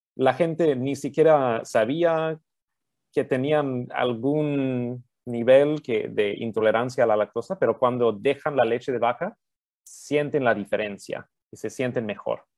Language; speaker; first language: Spanish; early bilingual, heritage; Spanish